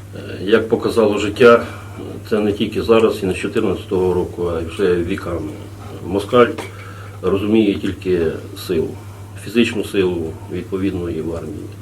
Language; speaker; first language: Ukrainian; native; Ukrainian